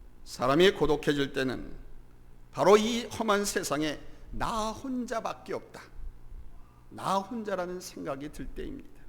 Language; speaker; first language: Korean; native; Korean